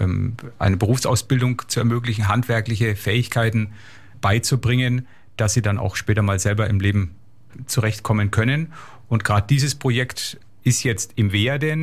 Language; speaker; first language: German; native; German